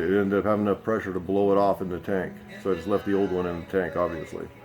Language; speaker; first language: English; native; English